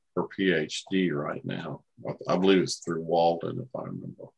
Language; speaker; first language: English; native; English